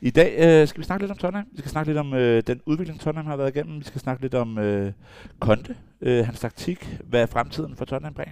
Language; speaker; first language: Danish; native; Danish